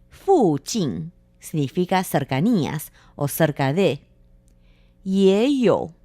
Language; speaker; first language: Spanish; non-native, fluent; Chinese